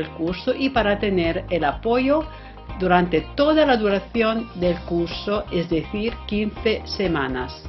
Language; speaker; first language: Spanish; non-native, fluent; Italian